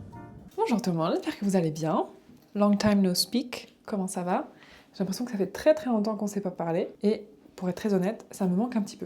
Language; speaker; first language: French; native; French